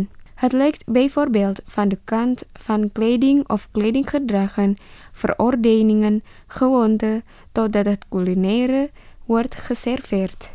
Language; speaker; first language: Dutch; non-native, fluent; Indonesian